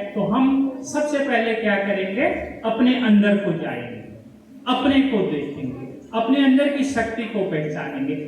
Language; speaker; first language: Hindi; native; Hindi